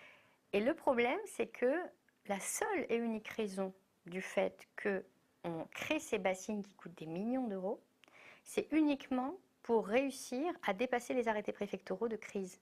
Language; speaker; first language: French; native; French